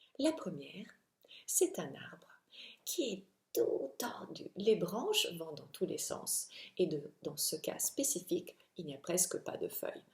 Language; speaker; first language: French; non-native, fluent; Italian